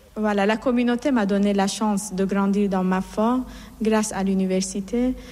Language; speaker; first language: French; non-native, fluent; Assyrian Neo-Aramaic